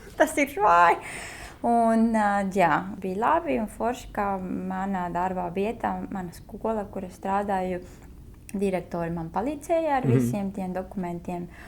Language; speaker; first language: Latvian; non-native, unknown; Spanish